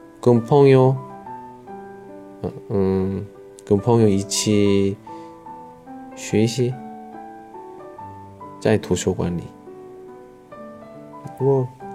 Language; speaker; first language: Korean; non-native, learner; Chinese